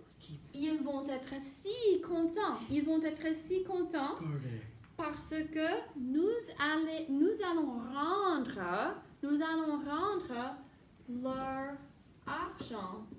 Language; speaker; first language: French; non-native, fluent; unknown